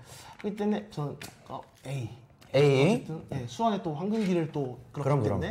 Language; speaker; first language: Korean; native; Korean